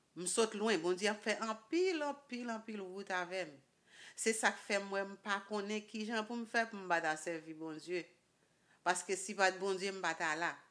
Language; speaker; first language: Haitian Creole; native; Haitian Creole